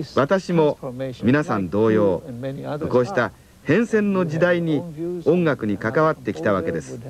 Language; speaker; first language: Japanese; non-native, fluent; Filipino